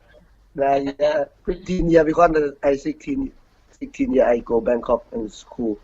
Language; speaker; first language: English; non-native, learner; Thai